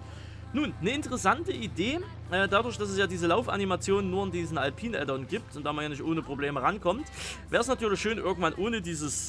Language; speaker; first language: German; native; German